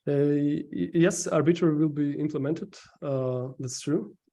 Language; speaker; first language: English; non-native, fluent; Ukrainian